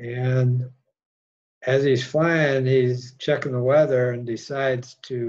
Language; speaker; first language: English; native; English